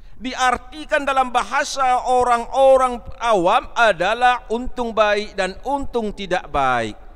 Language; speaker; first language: Malay; non-native, local second language; Achinese